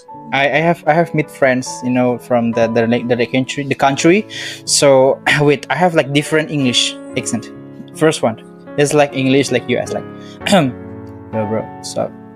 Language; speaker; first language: English; non-native, learner; Indonesian